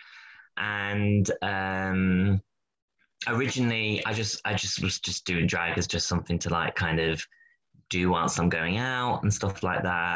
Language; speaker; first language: English; native; English